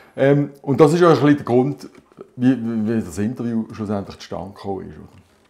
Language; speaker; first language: German; native; German